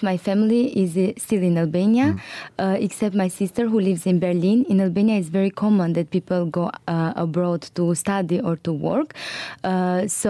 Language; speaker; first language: English; non-native, fluent; Albanian